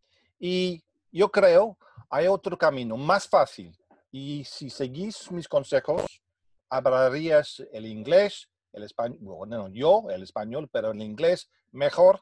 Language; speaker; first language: Spanish; non-native, fluent; English